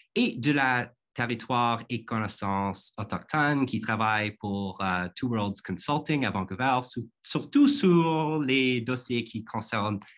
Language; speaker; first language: French; non-native, fluent; English